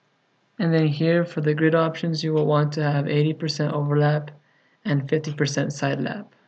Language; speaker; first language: English; native; English